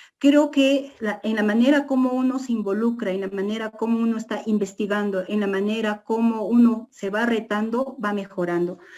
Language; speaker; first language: Spanish; non-native, local second language; Quechua